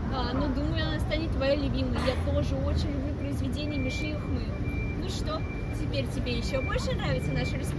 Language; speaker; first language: Russian; native; Russian